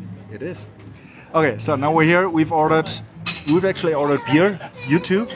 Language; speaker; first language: English; non-native, fluent; German